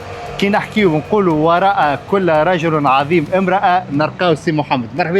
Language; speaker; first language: Arabic; native; Arabic